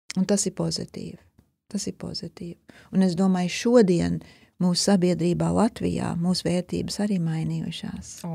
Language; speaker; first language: Latvian; early bilingual, heritage; Latvian